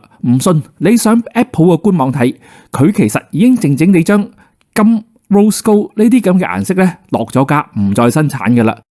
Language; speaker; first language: Cantonese; native; Cantonese